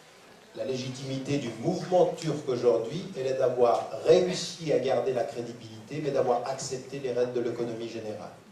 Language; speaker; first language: French; native; French